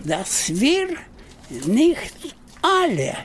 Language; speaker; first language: German; non-native, learner; Russian